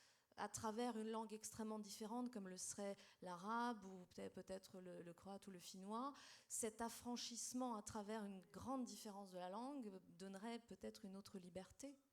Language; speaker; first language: French; native; French